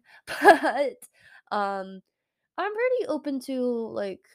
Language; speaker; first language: English; native; English